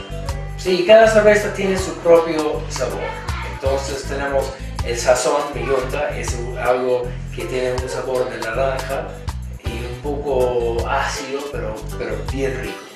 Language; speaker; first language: Spanish; non-native, fluent; English